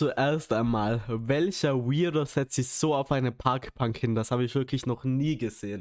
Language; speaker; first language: German; native; German